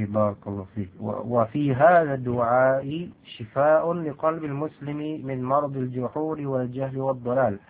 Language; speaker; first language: Arabic; non-native, fluent; Indonesian